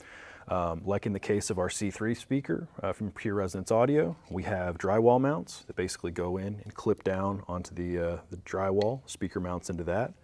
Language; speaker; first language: English; native; English